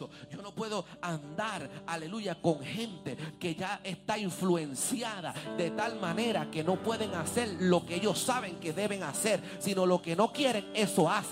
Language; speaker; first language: Spanish; native; Spanish